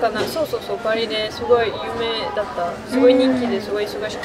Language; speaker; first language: Japanese; non-native, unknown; French